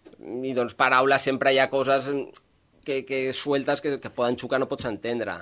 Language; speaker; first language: Catalan; non-native, local second language; Occitan